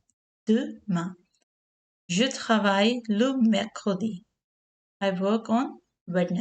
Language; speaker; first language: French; non-native, learner; Urdu